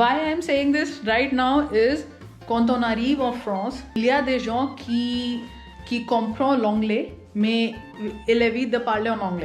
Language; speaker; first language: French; non-native, learner; Hindi